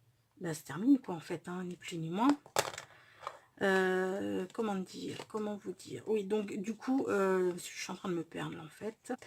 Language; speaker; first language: French; native; French